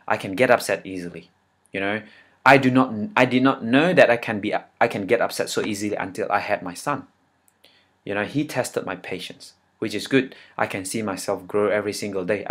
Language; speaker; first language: English; non-native, fluent; Indonesian